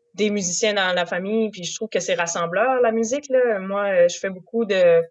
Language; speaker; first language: French; native; French